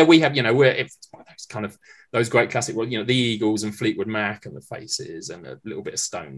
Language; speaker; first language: English; native; English